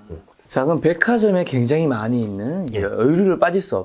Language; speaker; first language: Korean; native; Korean